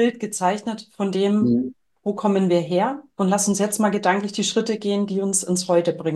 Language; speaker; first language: German; native; German